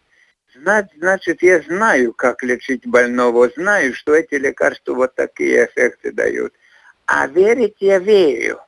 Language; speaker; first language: Russian; non-native, fluent; Latvian